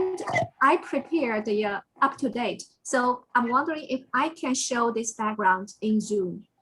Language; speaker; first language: English; non-native, fluent; Chinese